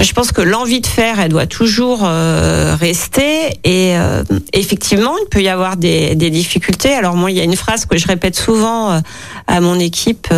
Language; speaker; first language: French; native; French